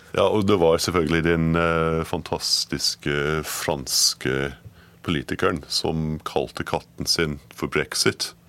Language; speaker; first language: Norwegian; non-native, fluent; English